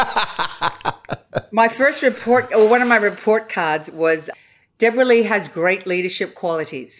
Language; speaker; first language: English; native; English